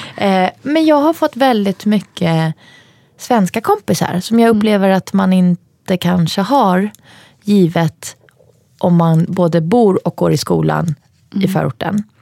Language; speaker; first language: Swedish; native; Swedish